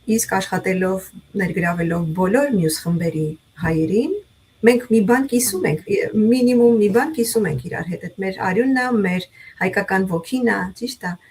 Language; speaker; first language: Armenian; native; Armenian